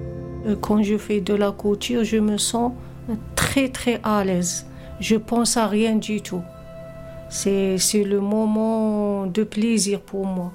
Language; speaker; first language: French; non-native, learner; Arabic